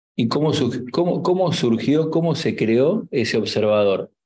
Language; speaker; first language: Spanish; native; Spanish